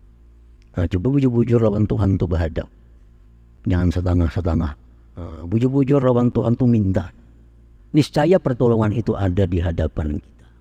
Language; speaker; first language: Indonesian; non-native, local second language; Banjar